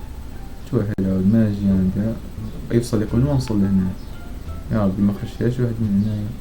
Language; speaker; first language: Arabic; native; Arabic